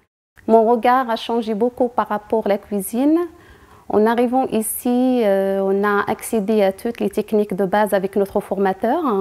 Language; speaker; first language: French; non-native, fluent; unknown